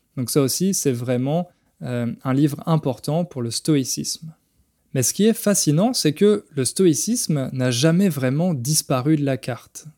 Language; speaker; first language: French; native; French